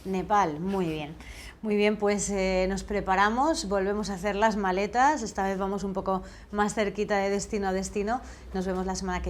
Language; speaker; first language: Spanish; native; Spanish